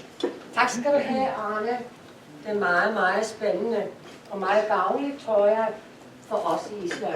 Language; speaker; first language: Danish; non-native, fluent; Icelandic